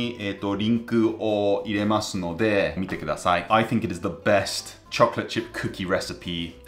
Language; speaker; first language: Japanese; non-native, fluent; English